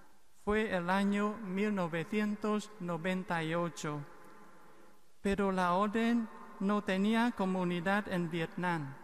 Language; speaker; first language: Spanish; non-native, fluent; Vietnamese